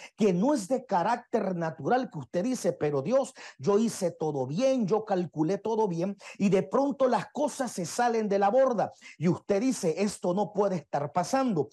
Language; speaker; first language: Spanish; native; Spanish